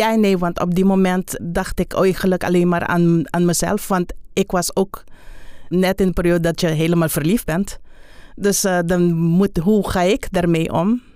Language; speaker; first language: Dutch; non-native, local second language; Papiamento